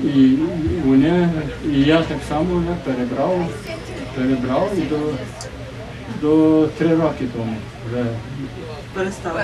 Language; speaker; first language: Ukrainian; early bilingual, heritage; Ukrainian